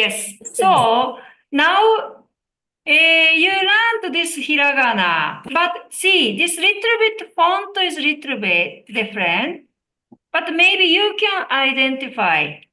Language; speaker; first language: English; non-native, learner; Japanese